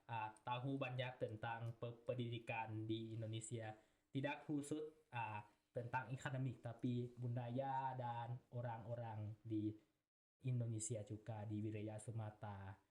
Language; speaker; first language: Indonesian; non-native, learner; Thai